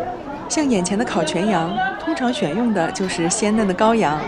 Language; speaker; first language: Chinese; native; Chinese